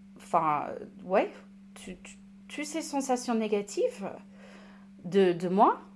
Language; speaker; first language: French; non-native, fluent; English